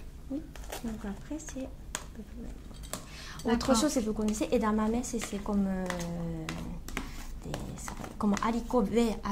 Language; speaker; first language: French; non-native, learner; Japanese